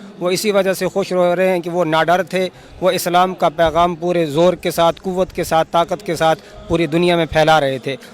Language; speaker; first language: Urdu; non-native, local second language; Pahari-Potwari